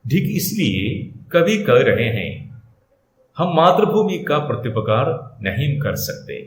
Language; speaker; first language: Hindi; non-native, local second language; Malayalam